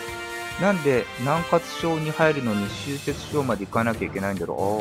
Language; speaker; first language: Japanese; native; Japanese